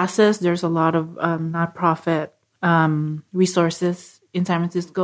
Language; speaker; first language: English; non-native, local second language; Filipino